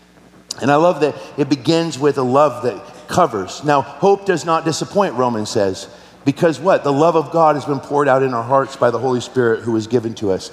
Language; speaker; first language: English; native; English